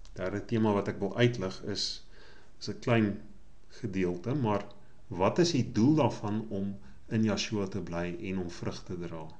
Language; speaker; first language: Afrikaans; native; Afrikaans